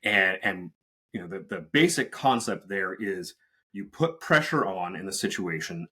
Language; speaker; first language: English; native; English